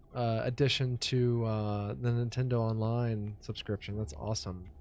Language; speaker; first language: English; native; English